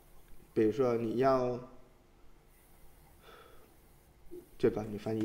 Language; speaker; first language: Chinese; non-native, fluent; Vietnamese